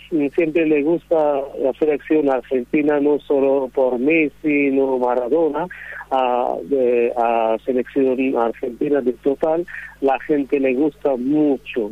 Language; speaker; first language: Spanish; non-native, learner; Bangla